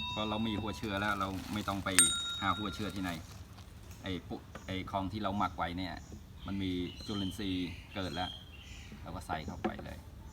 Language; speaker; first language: Thai; native; Thai